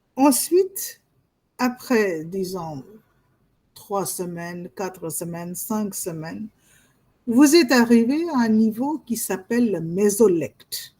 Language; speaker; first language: French; non-native, fluent; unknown